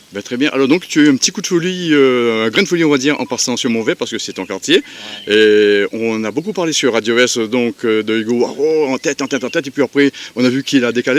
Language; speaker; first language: French; native; French